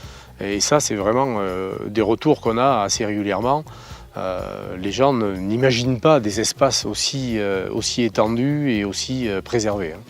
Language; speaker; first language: French; native; French